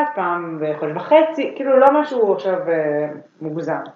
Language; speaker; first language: Hebrew; native; Hebrew